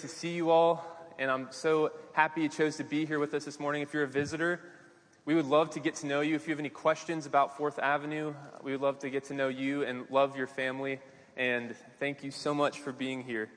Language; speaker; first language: English; native; English